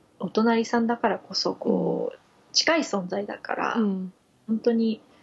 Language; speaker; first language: Japanese; native; Japanese